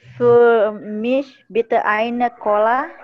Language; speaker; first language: German; non-native, learner; Indonesian